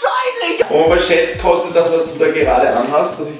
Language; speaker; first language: German; native; German